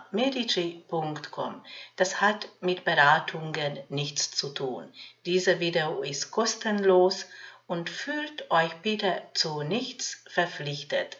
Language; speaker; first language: German; non-native, fluent; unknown